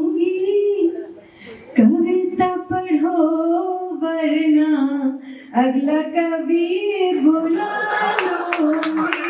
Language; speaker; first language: Hindi; native; Hindi